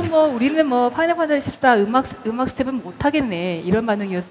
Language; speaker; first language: Korean; native; Korean